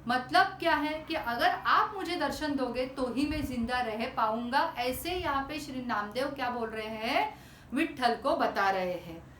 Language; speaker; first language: Hindi; non-native, local second language; Marathi